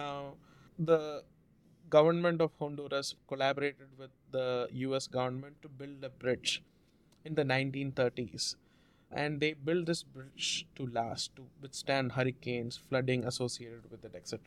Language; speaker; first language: English; non-native, local second language; Malayalam